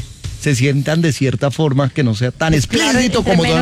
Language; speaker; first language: Spanish; native; Spanish